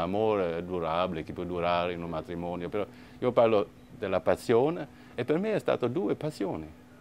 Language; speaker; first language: Italian; non-native, fluent; Swedish